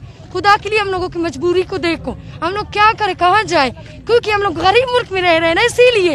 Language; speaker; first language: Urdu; non-native, local second language; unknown